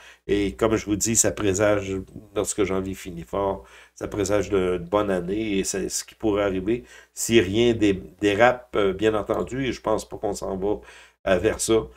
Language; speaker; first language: French; native; French